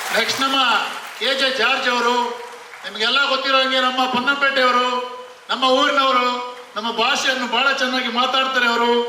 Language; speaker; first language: Kannada; non-native, local second language; Kodava